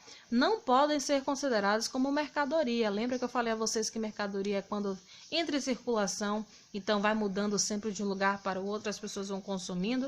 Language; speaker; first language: Portuguese; native; Portuguese